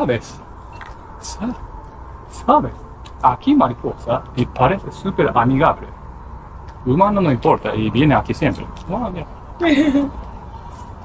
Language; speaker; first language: Spanish; non-native, learner; Japanese